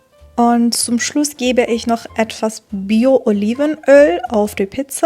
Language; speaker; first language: German; non-native, fluent; Persian